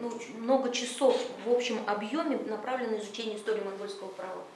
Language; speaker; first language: Russian; native; Russian